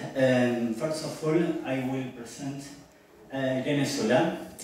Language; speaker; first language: English; non-native, learner; Spanish